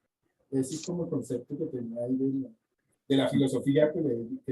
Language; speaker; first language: Spanish; native; Spanish